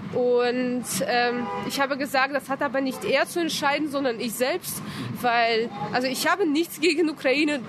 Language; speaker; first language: German; non-native, fluent; Russian